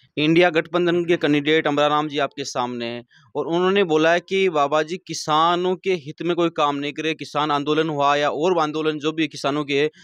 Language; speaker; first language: Hindi; native; Hindi